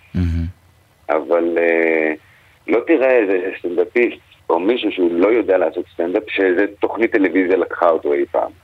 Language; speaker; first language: Hebrew; native; Hebrew